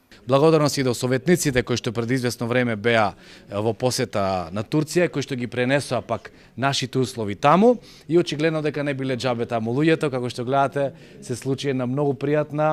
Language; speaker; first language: Macedonian; native; Macedonian